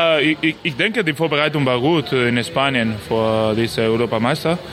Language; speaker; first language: German; non-native, learner; Spanish